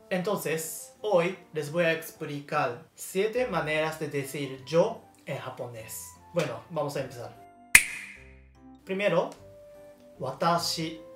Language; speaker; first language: Spanish; non-native, learner; Japanese